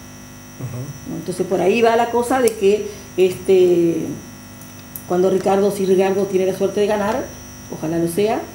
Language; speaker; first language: Spanish; native; Spanish